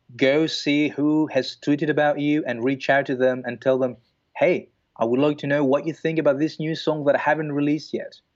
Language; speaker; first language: English; non-native, fluent; Greek